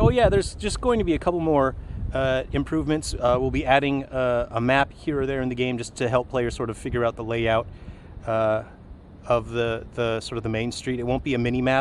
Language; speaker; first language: English; native; English